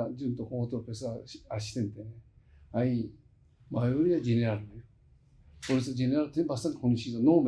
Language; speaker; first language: Portuguese; non-native, learner; Japanese